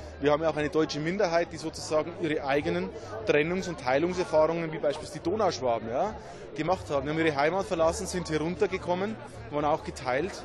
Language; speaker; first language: German; native; German